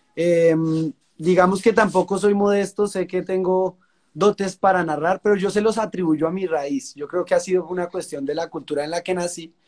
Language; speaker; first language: Spanish; native; Spanish